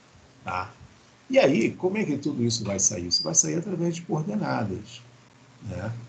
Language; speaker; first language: Portuguese; native; Portuguese